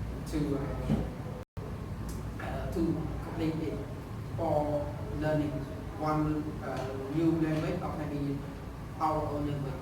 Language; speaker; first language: English; non-native, learner; Khmer